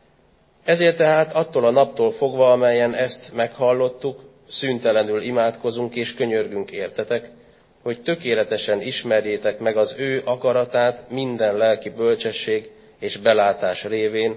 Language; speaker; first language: Hungarian; native; Hungarian